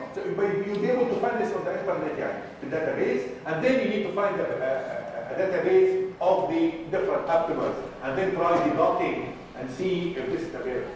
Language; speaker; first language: English; non-native, fluent; Arabic